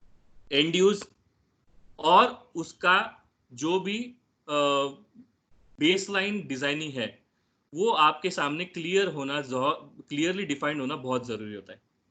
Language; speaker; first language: Hindi; non-native, local second language; Marathi